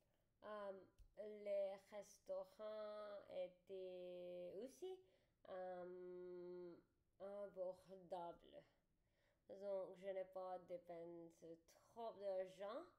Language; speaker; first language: French; non-native, learner; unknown